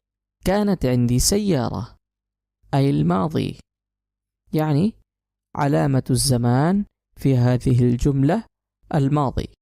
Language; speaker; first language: Arabic; non-native, fluent; Urdu